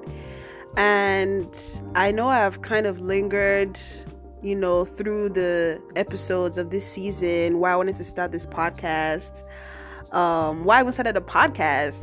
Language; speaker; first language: English; non-native, local second language; Igbo